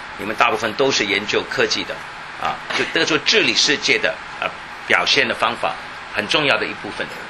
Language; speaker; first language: Chinese; non-native, local second language; Cantonese